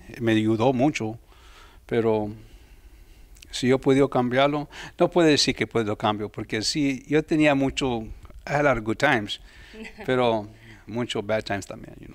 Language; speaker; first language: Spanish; early bilingual, heritage; Spanish